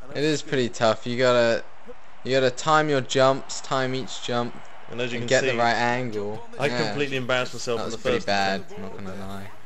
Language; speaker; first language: English; early bilingual, other home language; Italian